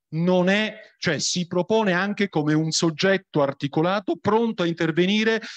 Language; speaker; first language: Italian; native; Italian